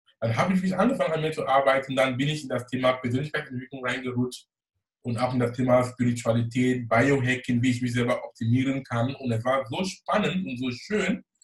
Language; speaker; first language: German; non-native, fluent; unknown